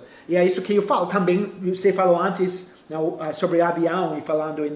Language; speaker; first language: Portuguese; non-native, fluent; English